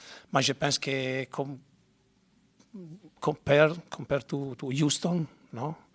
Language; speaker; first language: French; non-native, learner; Spanish